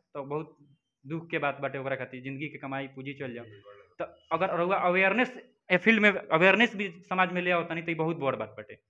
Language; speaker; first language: Hindi; native; Hindi